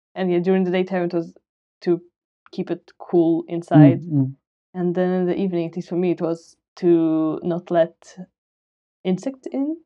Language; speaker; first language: English; non-native, fluent; Russian